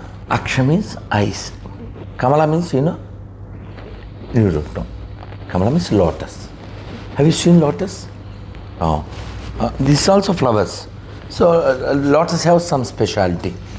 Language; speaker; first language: English; non-native, local second language; Telugu